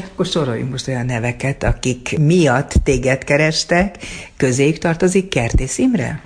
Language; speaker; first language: Hungarian; native; Hungarian